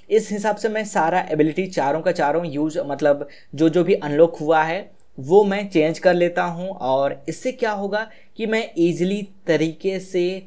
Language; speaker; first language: Hindi; native; Hindi